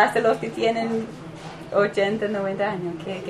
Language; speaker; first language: Spanish; non-native, fluent; English